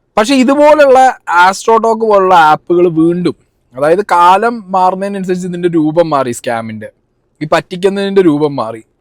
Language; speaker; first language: Malayalam; native; Malayalam